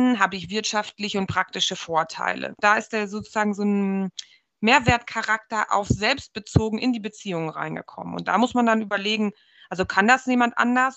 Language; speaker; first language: German; native; German